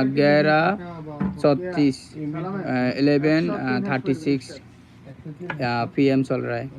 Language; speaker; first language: Hindi; non-native, learner; Bangla